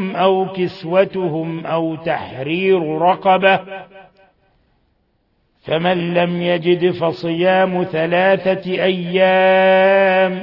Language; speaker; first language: Arabic; native; Arabic